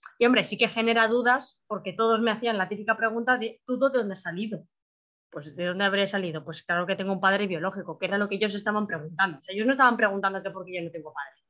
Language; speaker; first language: Spanish; native; Spanish